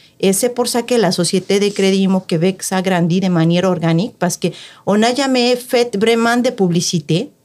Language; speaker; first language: French; non-native, fluent; Spanish